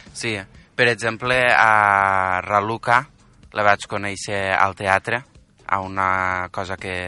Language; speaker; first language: Catalan; native; Catalan